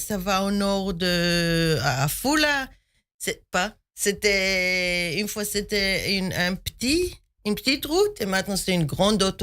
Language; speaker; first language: French; non-native, fluent; Hebrew